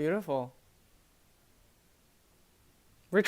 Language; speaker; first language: English; native; English